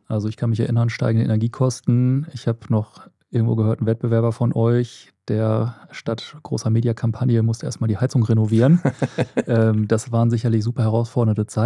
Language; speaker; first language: German; native; German